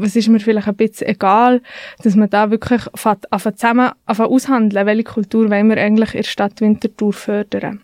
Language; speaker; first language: German; native; German